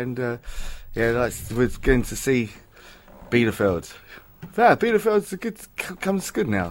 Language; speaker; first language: English; native; English